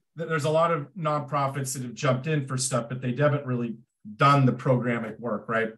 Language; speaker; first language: English; native; English